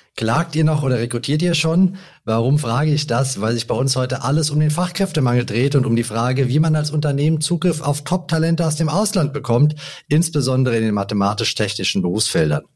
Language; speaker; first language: German; native; German